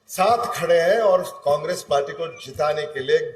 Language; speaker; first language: Hindi; non-native, local second language; Marathi